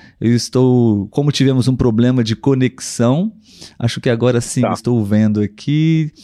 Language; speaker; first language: Portuguese; native; Portuguese